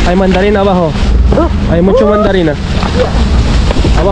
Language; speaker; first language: Spanish; non-native, learner; Filipino